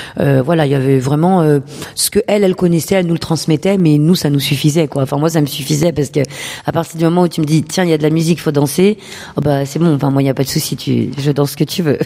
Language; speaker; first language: French; early bilingual, other home language; Urdu